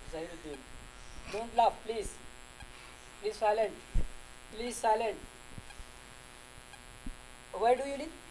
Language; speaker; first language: English; non-native, local second language; Hindi